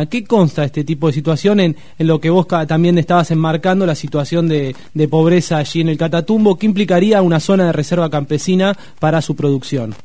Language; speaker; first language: Spanish; native; Spanish